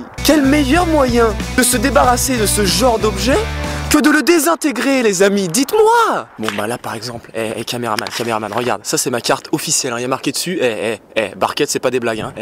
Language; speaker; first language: French; native; French